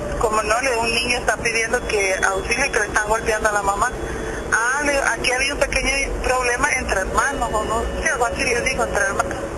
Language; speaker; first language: Spanish; native; Spanish